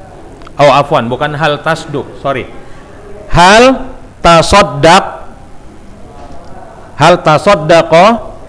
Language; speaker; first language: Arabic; non-native, fluent; Indonesian